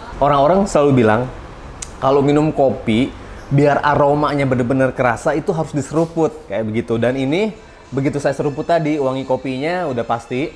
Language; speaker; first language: Indonesian; native; Indonesian